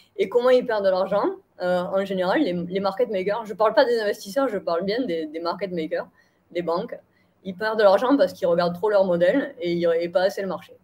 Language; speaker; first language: French; native; French